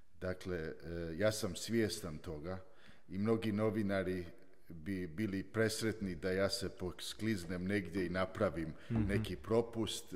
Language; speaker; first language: Croatian; early bilingual, heritage; Croatian